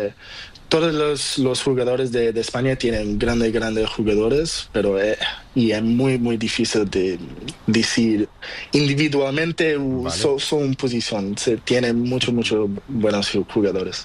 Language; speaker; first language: Spanish; non-native, learner; Portuguese